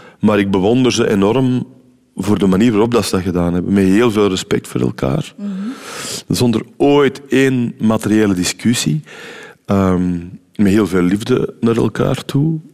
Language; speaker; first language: Dutch; native; Dutch